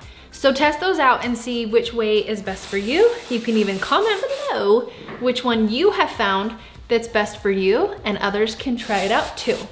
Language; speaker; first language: English; native; English